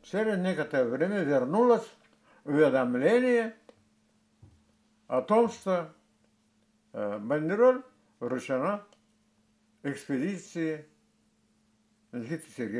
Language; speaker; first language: Russian; non-native, local second language; Karachay-Balkar